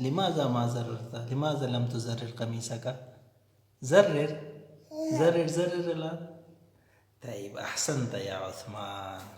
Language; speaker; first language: Arabic; non-native, fluent; Urdu